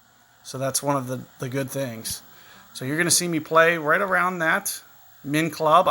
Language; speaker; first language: English; native; English